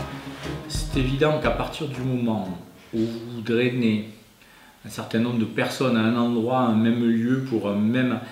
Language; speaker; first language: French; native; French